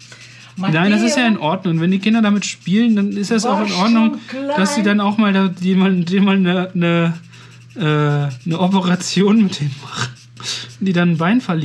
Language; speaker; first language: German; native; German